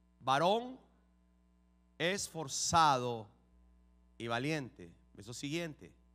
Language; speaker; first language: Spanish; native; Spanish